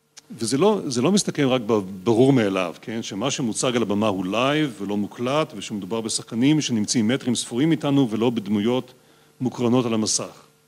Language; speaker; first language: Hebrew; native; Hebrew